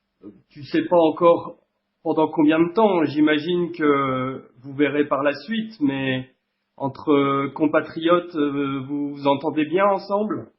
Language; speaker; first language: French; native; French